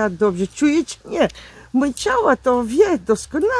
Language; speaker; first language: Polish; non-native, learner; Dutch